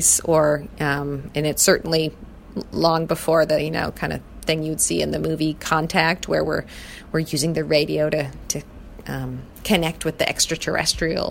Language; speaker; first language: English; native; English